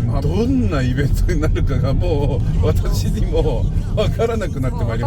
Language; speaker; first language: Japanese; native; Japanese